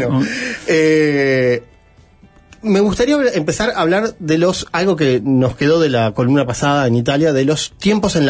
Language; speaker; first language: Spanish; native; Spanish